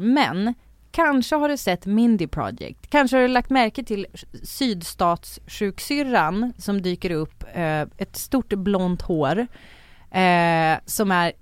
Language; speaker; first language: Swedish; native; Swedish